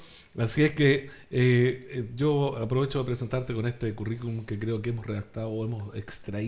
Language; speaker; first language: Spanish; native; Spanish